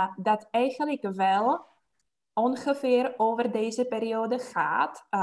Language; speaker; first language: Dutch; non-native, fluent; Czech